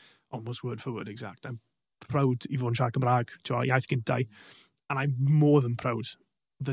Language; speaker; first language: English; native; English